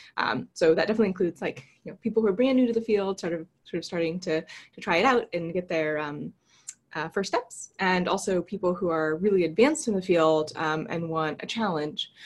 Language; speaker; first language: English; native; English